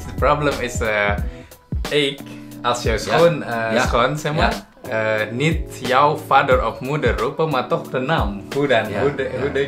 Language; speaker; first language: Dutch; non-native, learner; Indonesian